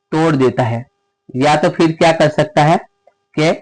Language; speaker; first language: Hindi; non-native, local second language; Gujarati